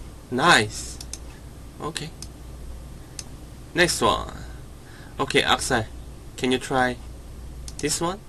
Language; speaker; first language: English; non-native, learner; Korean